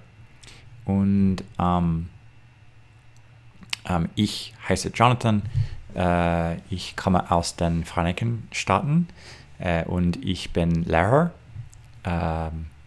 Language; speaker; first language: German; non-native, learner; English